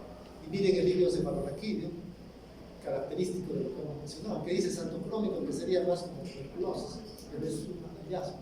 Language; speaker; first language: Spanish; native; Spanish